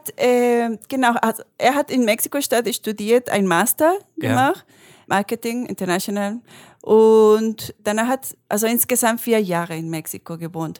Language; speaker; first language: German; non-native, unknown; Spanish